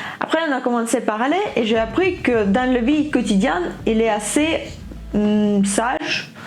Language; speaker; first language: French; non-native, fluent; Ukrainian